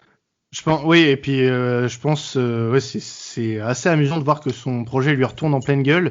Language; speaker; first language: French; native; French